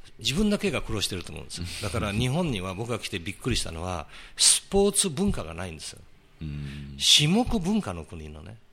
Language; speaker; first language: Japanese; early bilingual, heritage; Portuguese